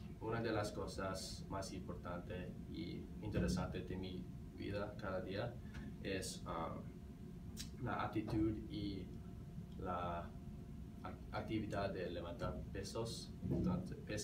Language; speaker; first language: Spanish; non-native, learner; English